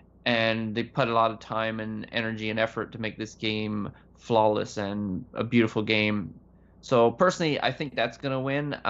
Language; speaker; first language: English; native; English